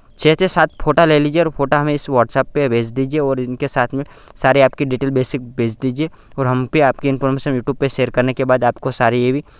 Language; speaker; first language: Hindi; non-native, local second language; Gujarati